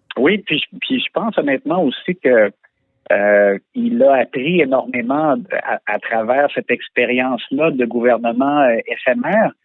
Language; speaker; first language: French; native; French